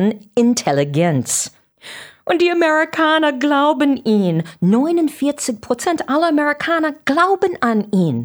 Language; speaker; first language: German; non-native, fluent; English